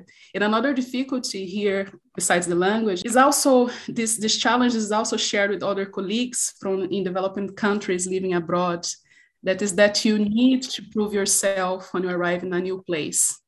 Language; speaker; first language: English; non-native, fluent; Portuguese